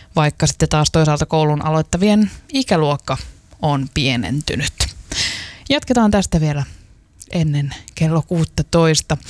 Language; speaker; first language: Finnish; native; Finnish